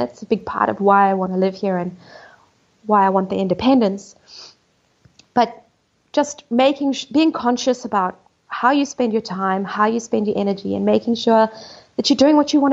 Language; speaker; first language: English; native; English